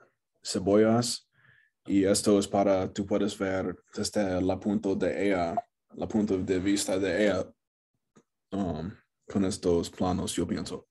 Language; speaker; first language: Spanish; non-native, learner; English